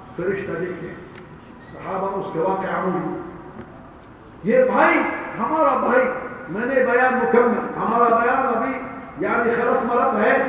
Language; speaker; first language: Urdu; non-native, learner; Arabic